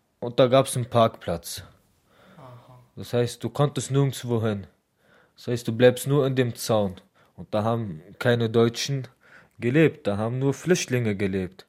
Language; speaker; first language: German; early bilingual, other home language; Arabic